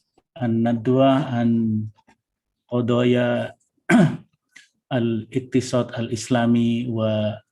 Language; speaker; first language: Arabic; non-native, fluent; Indonesian